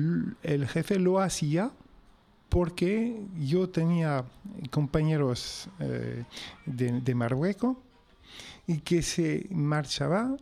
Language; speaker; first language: Spanish; non-native, fluent; French